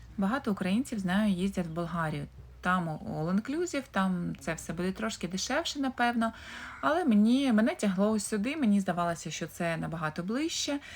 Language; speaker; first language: Ukrainian; native; Ukrainian